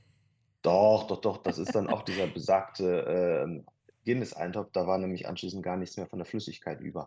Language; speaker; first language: German; native; German